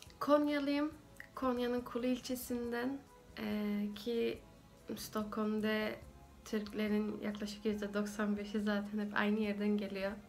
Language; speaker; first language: Turkish; early bilingual, heritage; Turkish